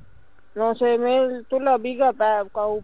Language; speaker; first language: Estonian; non-native, learner; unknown